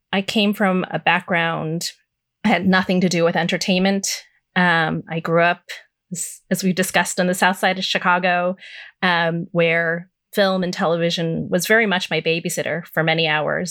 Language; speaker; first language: English; native; English